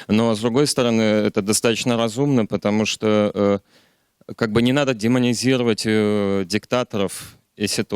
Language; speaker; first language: Russian; native; Russian